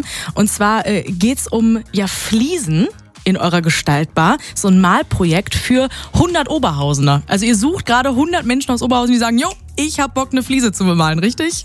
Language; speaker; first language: German; native; German